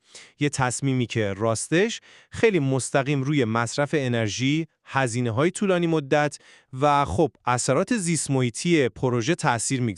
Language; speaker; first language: Persian; native; Persian